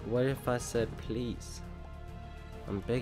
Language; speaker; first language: English; native; English